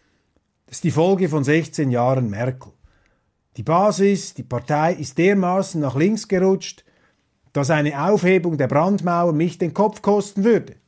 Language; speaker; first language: German; non-native, local second language; Swiss German